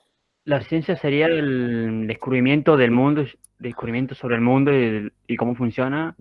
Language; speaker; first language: Spanish; native; Spanish